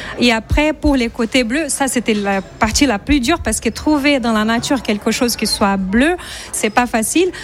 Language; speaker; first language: French; non-native, fluent; Portuguese